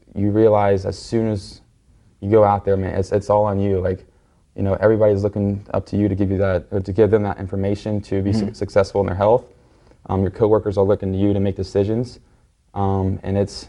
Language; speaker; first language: English; native; English